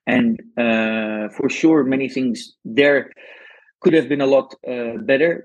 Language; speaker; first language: English; non-native, fluent; Dutch